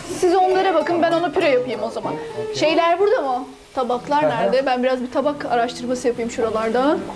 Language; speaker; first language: Turkish; native; Turkish